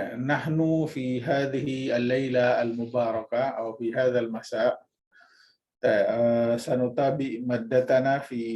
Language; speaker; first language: Arabic; non-native, fluent; Indonesian